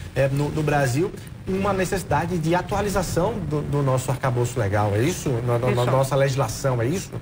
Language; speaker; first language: Portuguese; native; Portuguese